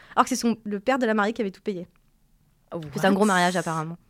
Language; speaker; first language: French; native; French